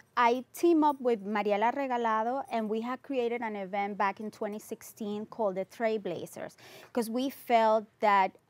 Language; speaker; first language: English; non-native, fluent; Spanish